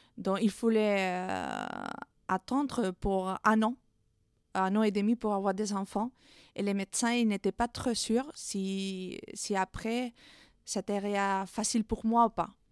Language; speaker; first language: French; non-native, fluent; Spanish